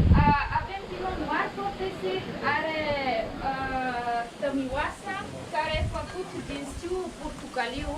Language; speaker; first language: Romanian; non-native, learner; Bulgarian